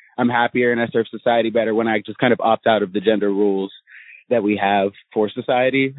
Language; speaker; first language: English; native; English